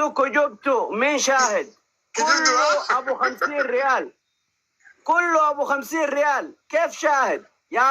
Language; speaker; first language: Arabic; non-native, learner; Oromo